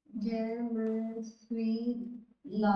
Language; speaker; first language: French; non-native, learner; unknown